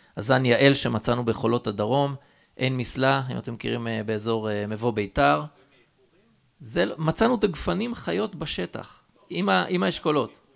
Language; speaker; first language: Hebrew; native; Hebrew